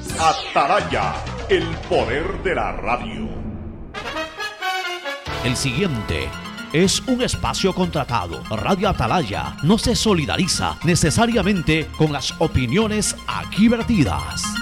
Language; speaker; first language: Spanish; native; Spanish